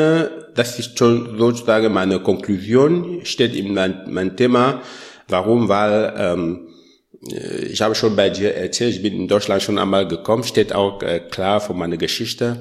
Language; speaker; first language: German; non-native, learner; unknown